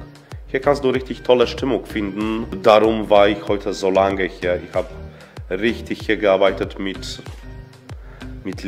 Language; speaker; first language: German; non-native, fluent; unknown